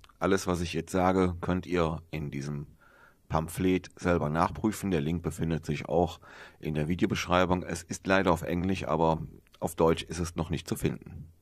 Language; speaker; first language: German; native; German